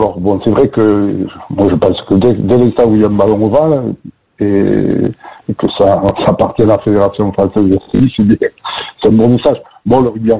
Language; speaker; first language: French; native; French